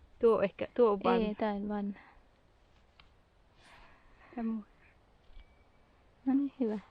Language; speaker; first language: Finnish; non-native, learner; Thai